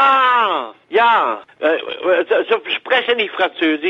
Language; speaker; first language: German; non-native, learner; French